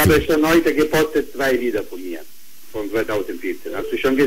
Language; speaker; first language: German; non-native, learner; Italian